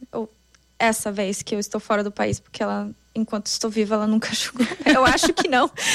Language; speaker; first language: Portuguese; non-native, fluent; German